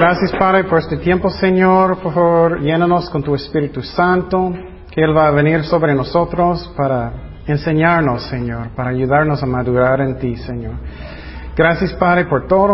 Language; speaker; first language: Spanish; non-native, fluent; English